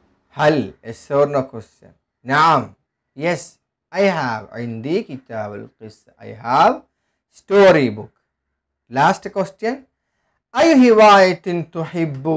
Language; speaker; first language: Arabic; non-native, fluent; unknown